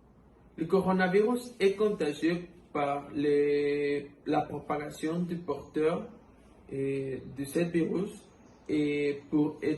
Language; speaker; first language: French; non-native, fluent; Spanish